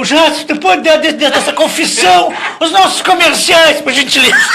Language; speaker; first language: Portuguese; native; Portuguese